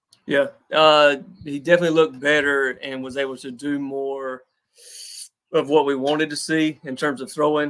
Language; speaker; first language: English; native; English